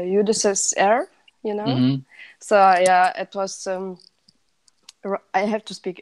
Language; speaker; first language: English; non-native, learner; Russian